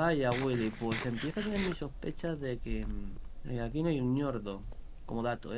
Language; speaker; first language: Spanish; native; Spanish